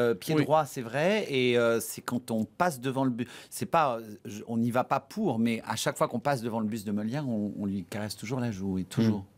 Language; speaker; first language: French; native; French